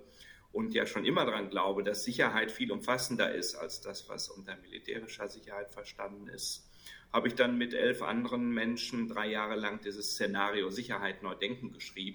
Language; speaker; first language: German; native; German